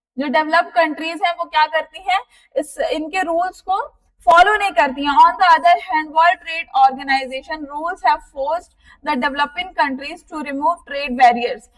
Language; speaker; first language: Hindi; native; Hindi